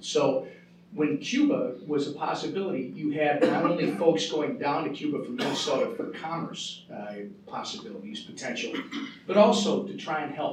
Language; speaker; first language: English; native; English